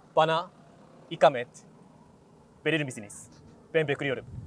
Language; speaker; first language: Turkish; non-native, learner; Japanese